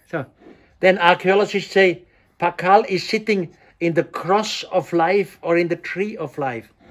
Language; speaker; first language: English; non-native, fluent; German